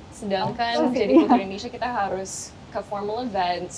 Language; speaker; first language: Indonesian; non-native, fluent; English